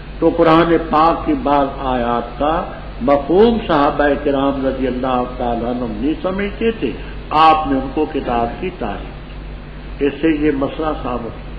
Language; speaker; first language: Urdu; non-native, local second language; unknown